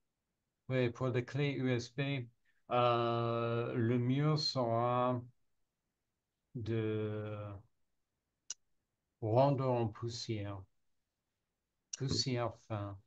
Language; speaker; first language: French; non-native, learner; English